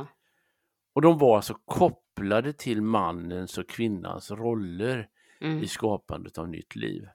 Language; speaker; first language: Swedish; native; Swedish